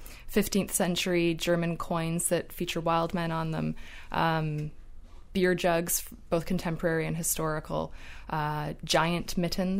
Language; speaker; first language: English; native; English